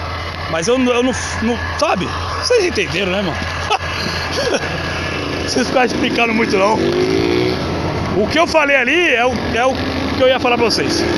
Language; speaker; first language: Portuguese; native; Portuguese